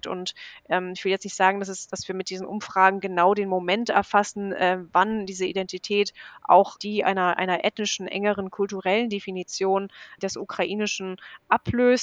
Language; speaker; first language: German; native; German